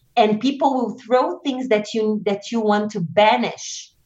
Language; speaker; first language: English; non-native, fluent; Portuguese